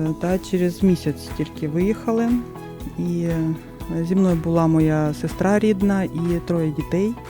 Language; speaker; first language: Ukrainian; non-native, local second language; Russian